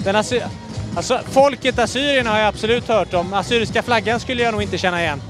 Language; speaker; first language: Swedish; native; Swedish